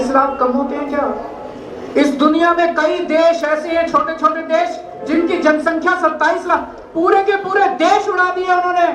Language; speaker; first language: Hindi; native; Hindi